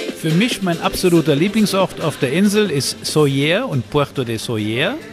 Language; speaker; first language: German; native; German